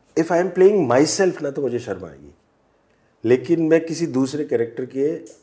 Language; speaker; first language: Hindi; native; Hindi